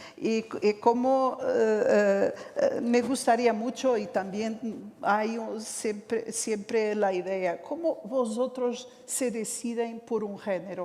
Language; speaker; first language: Spanish; non-native, fluent; Portuguese